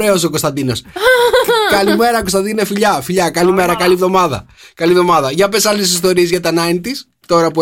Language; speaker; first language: Greek; native; Greek